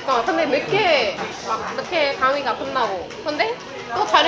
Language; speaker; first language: Korean; non-native, fluent; Indonesian